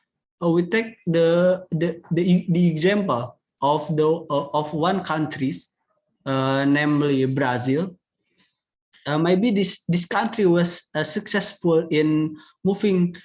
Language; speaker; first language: English; non-native, learner; Indonesian